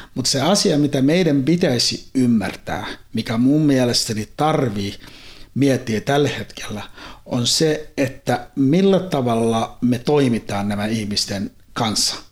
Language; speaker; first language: Finnish; non-native, fluent; Somali